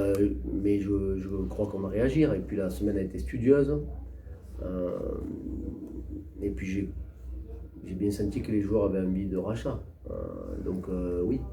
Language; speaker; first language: French; native; French